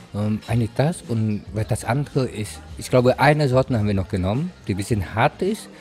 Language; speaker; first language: German; non-native, learner; Vietnamese